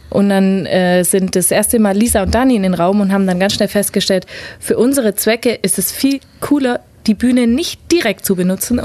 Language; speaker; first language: German; native; German